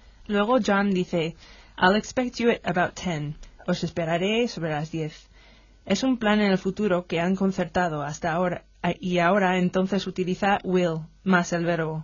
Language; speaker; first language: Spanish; non-native, fluent; English